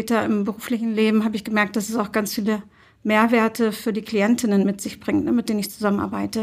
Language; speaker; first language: German; early bilingual, other home language; Turkish